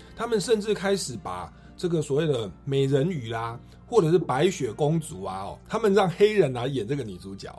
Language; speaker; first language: Chinese; non-native, local second language; Min Nan Chinese